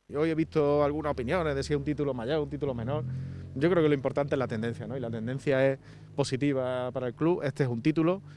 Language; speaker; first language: Spanish; native; Spanish